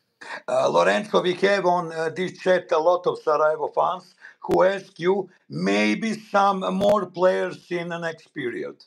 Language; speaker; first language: English; non-native, learner; Bosnian